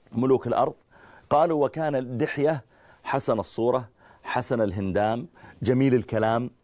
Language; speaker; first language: Arabic; native; Arabic